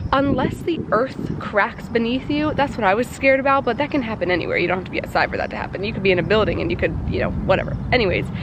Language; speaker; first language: English; native; English